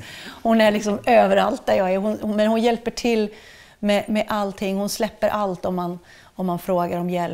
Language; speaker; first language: Swedish; native; Swedish